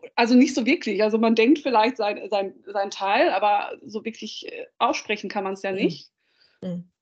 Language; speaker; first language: German; early bilingual, other home language; Dutch